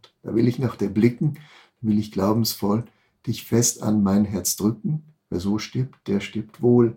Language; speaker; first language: German; native; German